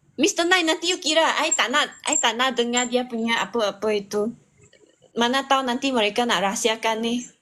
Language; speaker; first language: Malay; non-native, local second language; Chinese